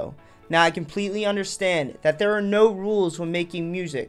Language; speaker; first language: English; native; English